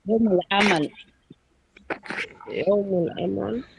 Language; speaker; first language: Arabic; non-native, learner; French